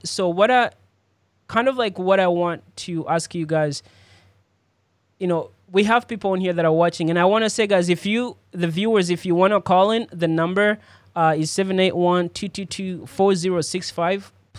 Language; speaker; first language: English; non-native, local second language; Ganda